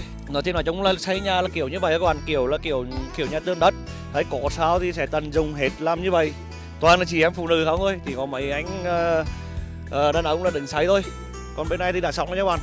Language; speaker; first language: Vietnamese; native; Vietnamese